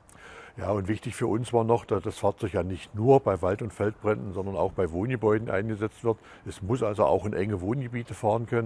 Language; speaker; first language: German; native; German